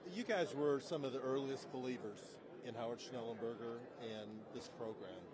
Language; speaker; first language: English; native; English